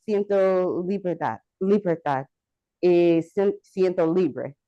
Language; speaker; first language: Spanish; non-native, learner; English